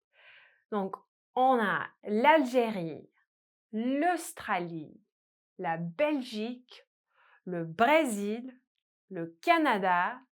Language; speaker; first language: French; non-native, fluent; English